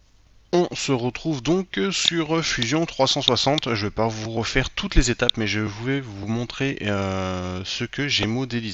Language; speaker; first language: French; native; French